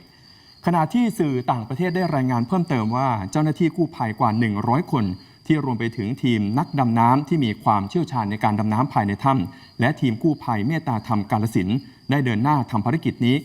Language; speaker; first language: Thai; native; Thai